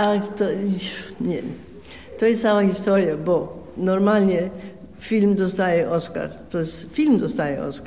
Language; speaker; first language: Polish; early bilingual, heritage; French